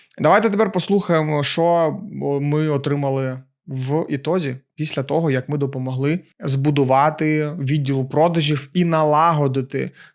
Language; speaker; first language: Ukrainian; non-native, local second language; Russian